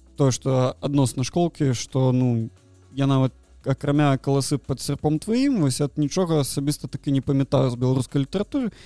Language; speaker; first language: Belarusian; non-native, local second language; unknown